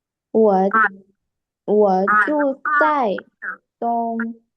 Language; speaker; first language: Chinese; non-native, learner; Lao